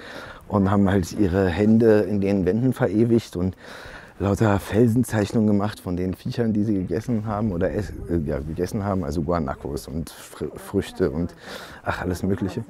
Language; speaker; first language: German; native; German